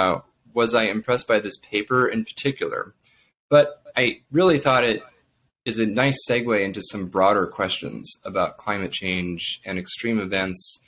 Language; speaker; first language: English; native; English